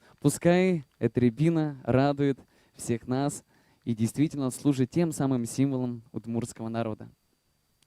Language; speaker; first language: Russian; native; Russian